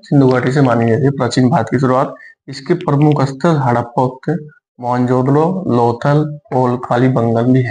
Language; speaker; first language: Hindi; native; Hindi